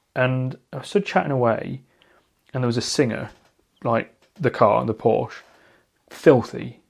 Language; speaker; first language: English; native; English